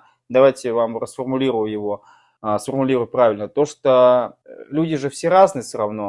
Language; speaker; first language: Russian; native; Russian